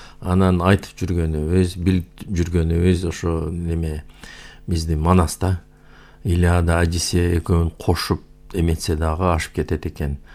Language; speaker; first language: Kyrgyz; non-native, local second language; Uyghur